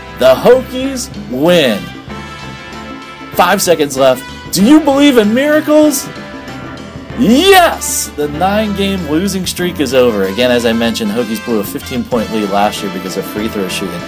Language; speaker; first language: English; native; English